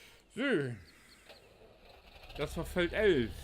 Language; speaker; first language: German; native; German